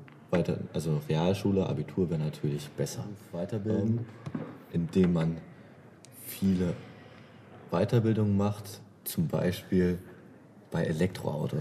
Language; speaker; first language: German; native; German